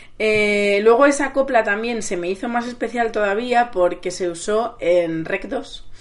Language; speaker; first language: Spanish; native; Spanish